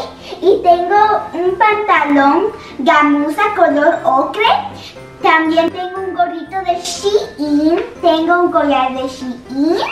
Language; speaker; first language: Spanish; early bilingual, other home language; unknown